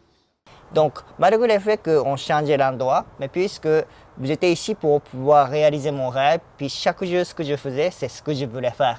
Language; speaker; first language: French; non-native, fluent; Japanese